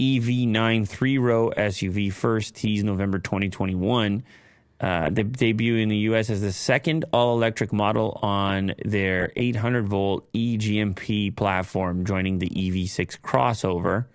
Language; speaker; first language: English; native; English